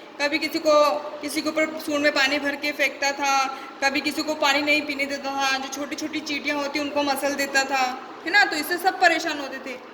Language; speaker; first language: Hindi; native; Hindi